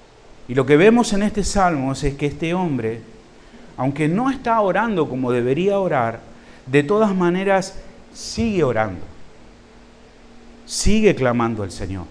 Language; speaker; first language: Spanish; native; Spanish